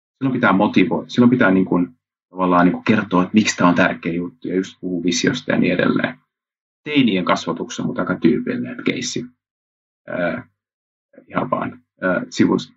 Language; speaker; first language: Finnish; early bilingual, heritage; Finnish